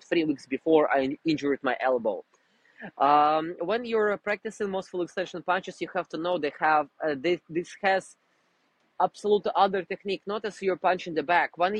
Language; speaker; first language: English; non-native, fluent; Russian